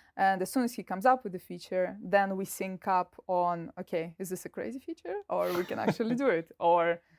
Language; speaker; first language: English; non-native, fluent; Russian